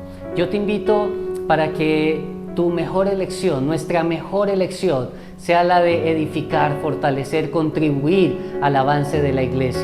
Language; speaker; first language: Spanish; native; Spanish